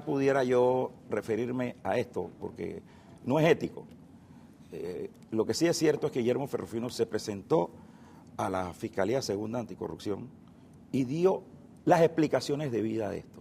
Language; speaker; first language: Spanish; native; Spanish